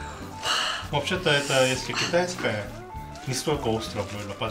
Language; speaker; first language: Russian; non-native, fluent; Korean